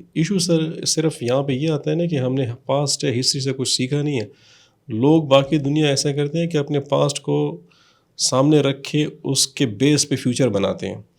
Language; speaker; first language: Urdu; non-native, local second language; Pashto